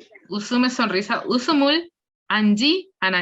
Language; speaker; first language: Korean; non-native, fluent; Spanish